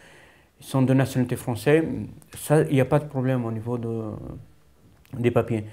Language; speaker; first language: French; non-native, fluent; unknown